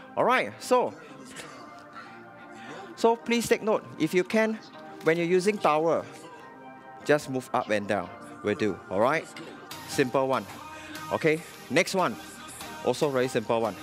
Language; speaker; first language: English; non-native, local second language; Chinese